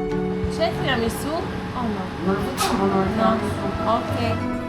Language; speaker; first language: Italian; non-native, learner; English